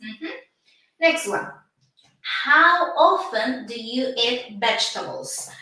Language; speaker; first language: English; non-native, fluent; Spanish